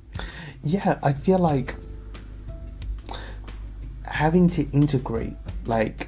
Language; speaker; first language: English; native; English